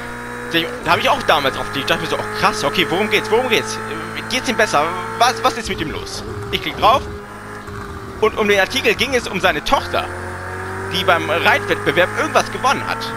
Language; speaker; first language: German; native; German